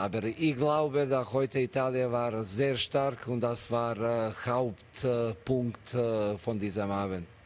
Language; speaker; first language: German; non-native, fluent; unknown